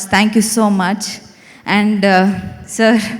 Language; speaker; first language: Telugu; non-native, learner; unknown